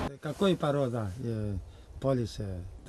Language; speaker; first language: Russian; non-native, learner; Korean